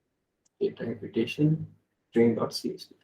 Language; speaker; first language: English; non-native, local second language; Hindi